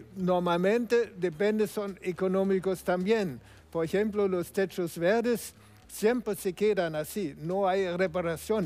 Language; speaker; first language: Spanish; non-native, fluent; German